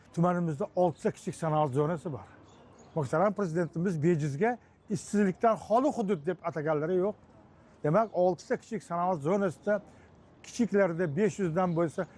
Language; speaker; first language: Uzbek; native; Uzbek